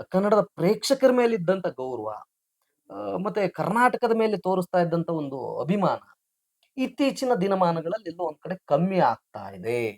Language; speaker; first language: Kannada; native; Kannada